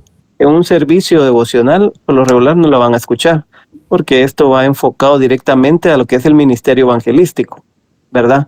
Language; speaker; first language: Spanish; native; Spanish